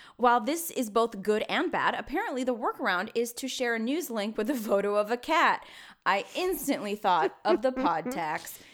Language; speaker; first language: English; early bilingual, other home language; Spanish